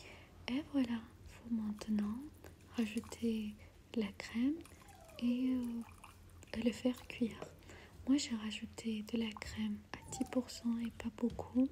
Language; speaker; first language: French; non-native, fluent; Armenian